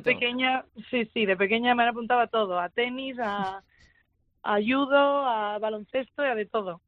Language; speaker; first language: Spanish; native; Spanish